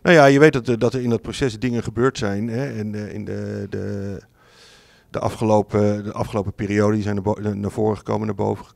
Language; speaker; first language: Dutch; native; Dutch